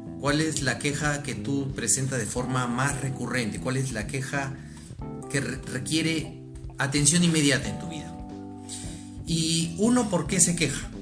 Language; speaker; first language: Spanish; native; Spanish